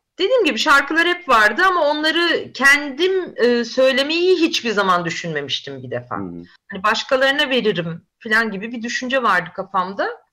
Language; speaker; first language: Turkish; native; Turkish